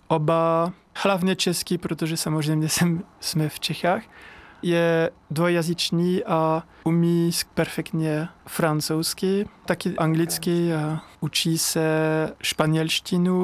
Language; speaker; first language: Czech; non-native, learner; French